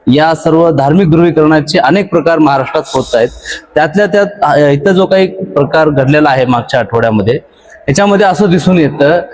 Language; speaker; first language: Marathi; non-native, local second language; Urdu